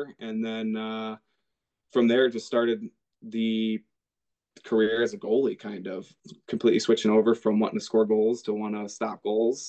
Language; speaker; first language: English; native; English